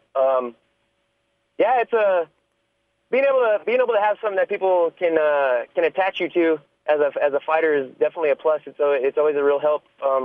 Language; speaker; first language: English; native; English